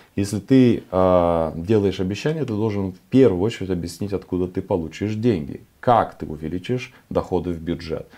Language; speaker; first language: Russian; non-native, local second language; Romanian